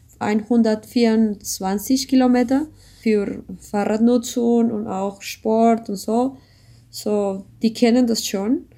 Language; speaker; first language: German; non-native, learner; Spanish